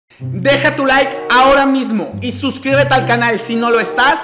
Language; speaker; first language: Spanish; native; Spanish